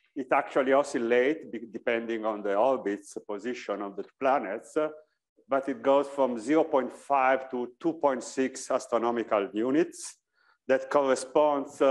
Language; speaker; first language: English; non-native, fluent; Italian